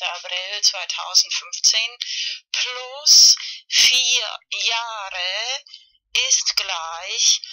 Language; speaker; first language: German; non-native, fluent; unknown